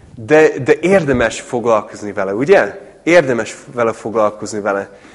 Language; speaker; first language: Hungarian; non-native, fluent; English